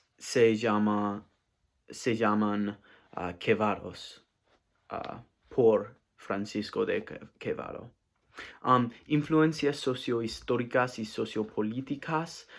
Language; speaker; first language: Spanish; non-native, learner; English